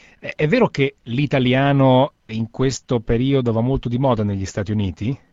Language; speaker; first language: Italian; native; Italian